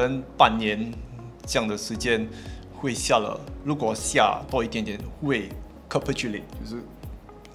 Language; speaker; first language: Chinese; non-native, local second language; English